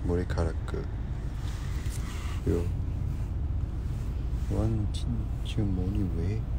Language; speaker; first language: Korean; non-native, fluent; Cantonese